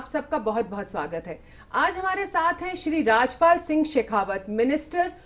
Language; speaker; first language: Hindi; native; Hindi